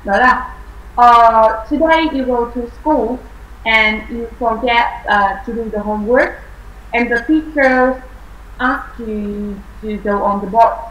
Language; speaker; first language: English; non-native, fluent; Vietnamese